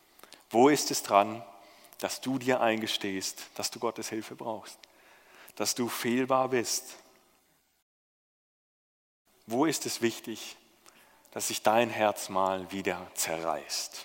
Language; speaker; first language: German; native; German